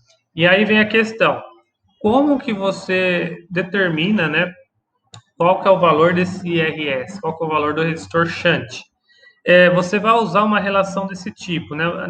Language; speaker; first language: Portuguese; native; Portuguese